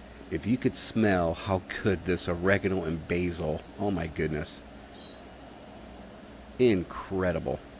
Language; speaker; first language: English; native; English